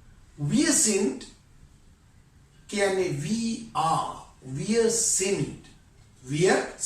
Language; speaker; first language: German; non-native, fluent; Sinhala